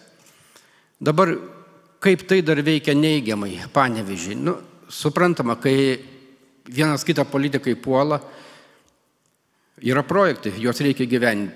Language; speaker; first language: Lithuanian; native; Lithuanian